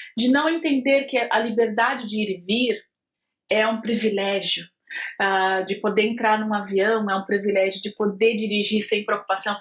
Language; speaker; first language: Portuguese; native; Portuguese